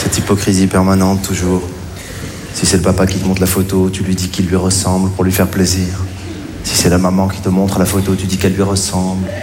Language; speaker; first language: French; native; French